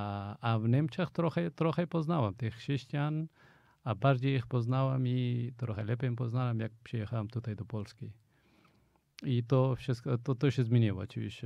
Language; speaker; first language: Polish; non-native, fluent; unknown